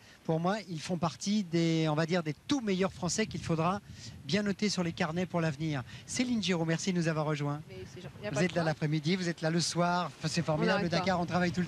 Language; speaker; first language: French; native; French